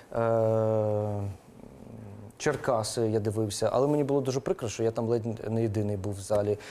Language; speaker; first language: Ukrainian; native; Ukrainian